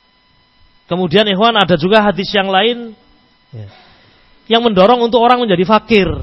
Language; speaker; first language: Indonesian; non-native, local second language; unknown